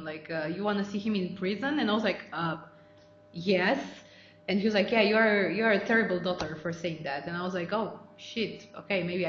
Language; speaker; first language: English; non-native, fluent; Romanian